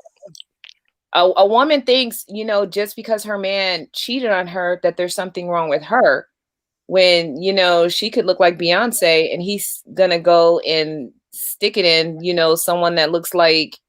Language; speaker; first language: English; native; English